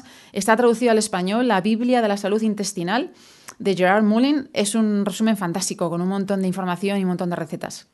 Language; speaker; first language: Spanish; native; Spanish